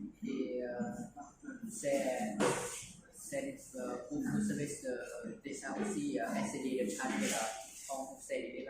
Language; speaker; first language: French; non-native, learner; Lao